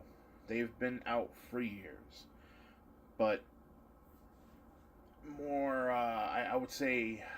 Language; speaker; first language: English; native; English